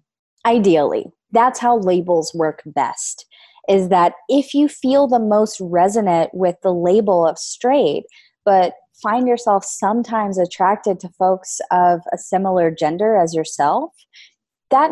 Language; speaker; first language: English; native; English